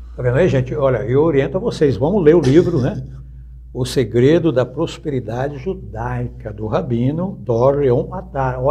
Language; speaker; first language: Portuguese; native; Portuguese